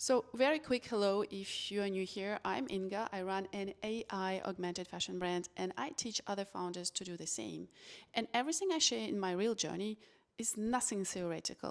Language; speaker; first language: English; non-native, fluent; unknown